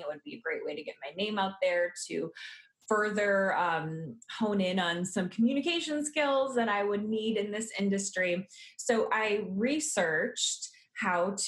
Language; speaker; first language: English; native; English